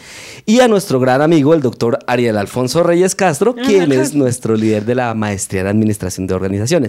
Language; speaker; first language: Spanish; native; Spanish